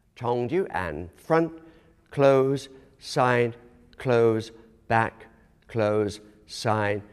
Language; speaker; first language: English; native; English